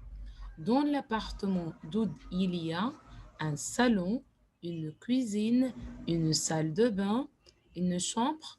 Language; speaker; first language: French; non-native, fluent; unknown